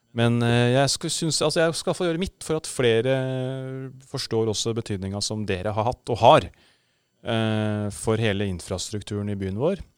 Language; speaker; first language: Norwegian; native; Norwegian